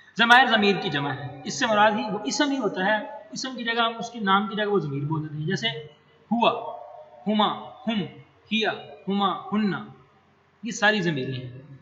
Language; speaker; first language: Urdu; non-native, local second language; Punjabi